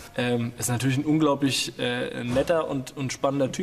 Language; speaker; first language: German; native; German